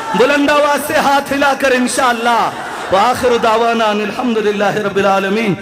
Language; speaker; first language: Urdu; non-native, local second language; Pashto